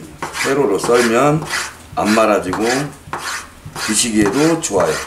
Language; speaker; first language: Korean; native; Korean